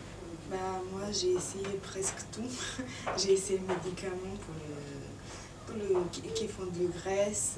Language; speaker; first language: French; non-native, fluent; Serbian